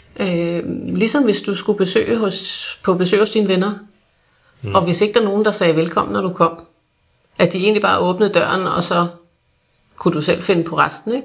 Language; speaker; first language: Danish; native; Danish